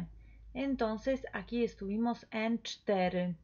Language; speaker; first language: Spanish; non-native, fluent; Polish